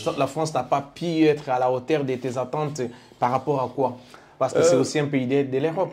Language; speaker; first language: French; non-native, local second language; Lingala